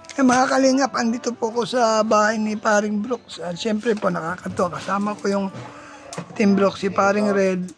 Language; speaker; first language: Filipino; native; Filipino